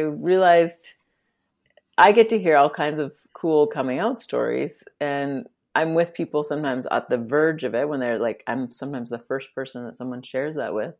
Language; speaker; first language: English; native; English